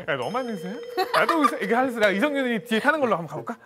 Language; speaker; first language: Korean; native; Korean